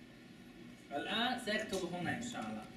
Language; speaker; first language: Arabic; non-native, learner; Chinese